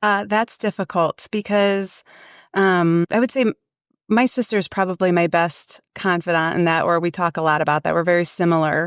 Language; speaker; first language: English; native; English